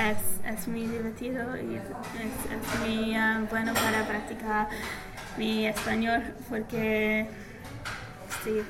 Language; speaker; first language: Spanish; non-native, learner; English